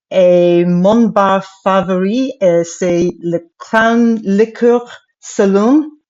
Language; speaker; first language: French; non-native, fluent; English